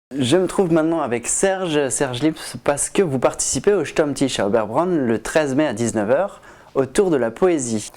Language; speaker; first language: French; native; French